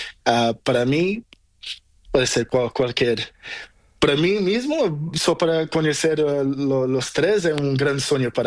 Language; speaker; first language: Spanish; non-native, learner; Portuguese